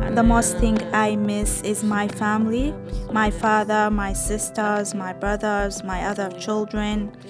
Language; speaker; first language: English; non-native, fluent; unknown